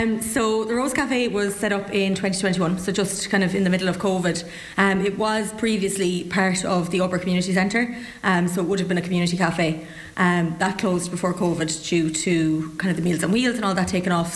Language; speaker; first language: English; native; English